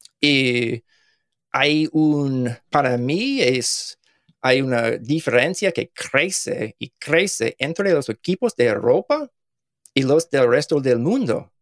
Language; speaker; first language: Spanish; non-native, learner; English